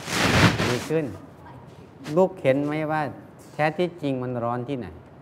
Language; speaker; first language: Thai; native; Thai